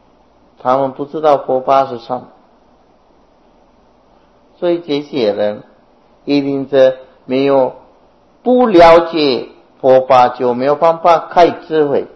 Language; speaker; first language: Chinese; non-native, fluent; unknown